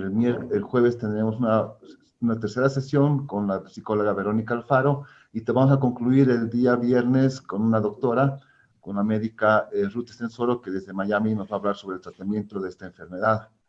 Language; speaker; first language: Spanish; native; Spanish